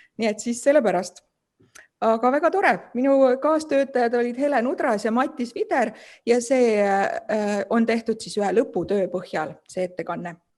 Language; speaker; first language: Estonian; native; Estonian